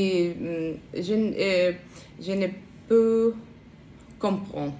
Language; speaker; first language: French; non-native, learner; Russian